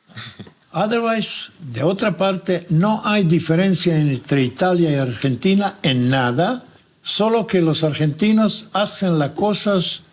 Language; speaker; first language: Spanish; non-native, fluent; Croatian